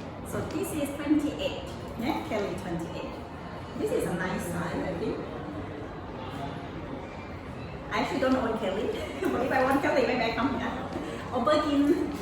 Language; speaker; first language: English; non-native, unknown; Thai